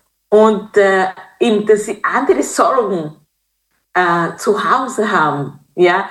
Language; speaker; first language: German; non-native, fluent; Kinyarwanda